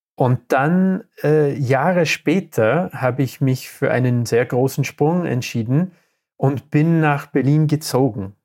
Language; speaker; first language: German; non-native, fluent; English